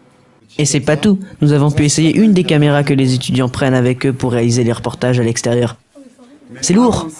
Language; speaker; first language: French; native; French